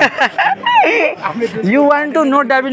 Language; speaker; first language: English; non-native, learner; Nepali